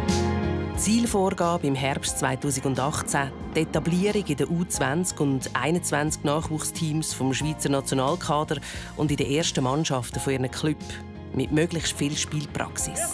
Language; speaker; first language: German; native; German